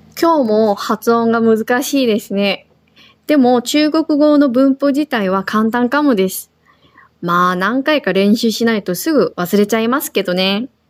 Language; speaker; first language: Japanese; non-native, fluent; Korean